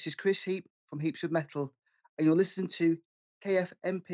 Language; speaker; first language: English; native; English